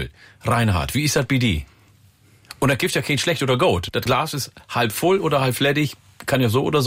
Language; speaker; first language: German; native; German